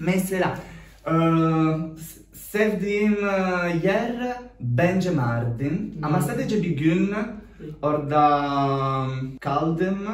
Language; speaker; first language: Turkish; non-native, learner; Italian